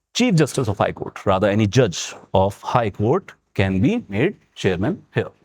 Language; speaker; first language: English; non-native, local second language; Punjabi